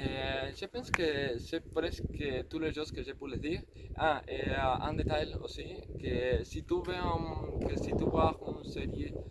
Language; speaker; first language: French; non-native, learner; Spanish